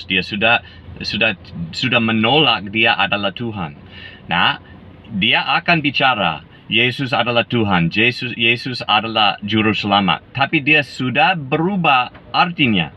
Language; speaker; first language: Indonesian; non-native, fluent; English